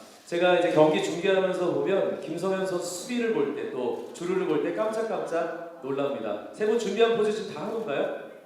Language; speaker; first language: Korean; native; Korean